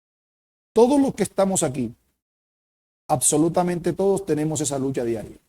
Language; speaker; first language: Spanish; native; Spanish